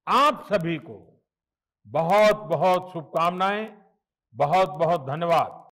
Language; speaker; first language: Hindi; non-native, local second language; Gujarati